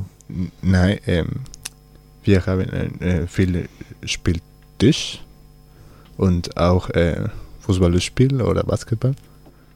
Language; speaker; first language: German; non-native, learner; Spanish